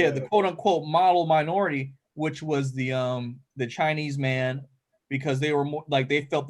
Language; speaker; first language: English; native; English